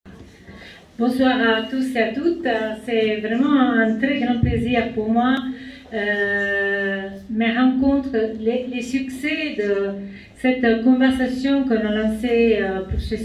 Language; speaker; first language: French; non-native, fluent; Italian